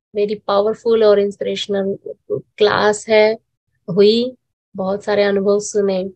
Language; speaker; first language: Hindi; non-native, local second language; Marathi